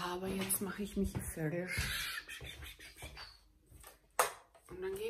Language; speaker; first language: German; early bilingual, heritage; German